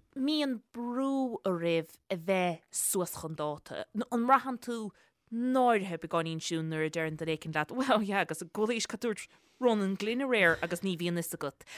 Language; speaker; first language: Irish; native; Irish